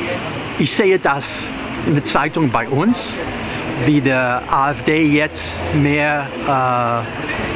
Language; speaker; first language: German; non-native, learner; English